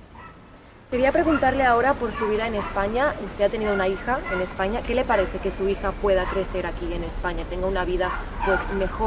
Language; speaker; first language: Spanish; native; Spanish